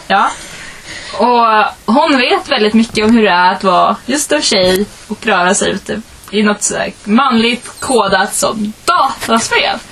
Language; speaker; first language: Swedish; early bilingual, other home language; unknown